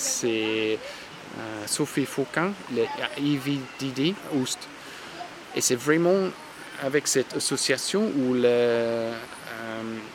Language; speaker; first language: French; non-native, fluent; English